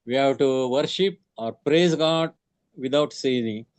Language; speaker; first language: English; non-native, local second language; Marathi